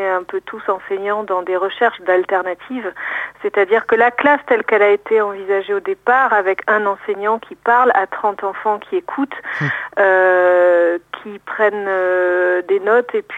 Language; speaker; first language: French; native; French